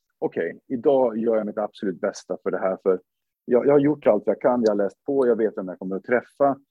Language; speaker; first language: Swedish; native; Swedish